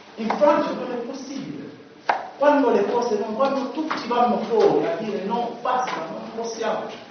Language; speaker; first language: Italian; non-native, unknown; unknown